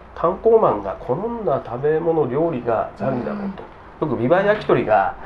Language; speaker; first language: Japanese; native; Japanese